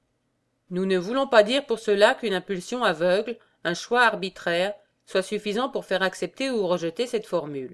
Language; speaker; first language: French; native; French